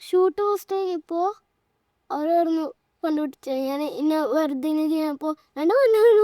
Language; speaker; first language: Malayalam; early bilingual, heritage; Malayalam